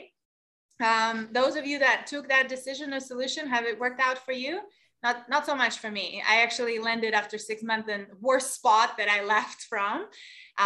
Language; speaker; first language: English; non-native, fluent; Russian